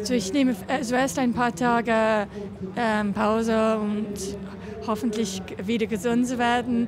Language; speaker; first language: German; non-native, learner; English